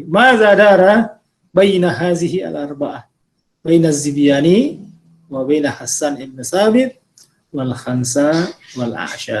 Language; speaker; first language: Arabic; non-native, fluent; Indonesian